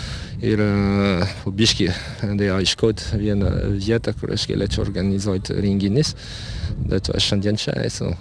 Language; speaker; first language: Lithuanian; non-native, learner; French